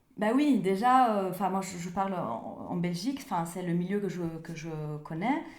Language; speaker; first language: French; non-native, fluent; Italian